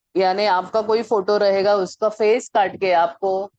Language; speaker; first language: Hindi; non-native, local second language; Marathi